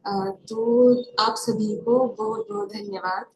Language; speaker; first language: Hindi; non-native, fluent; Ukrainian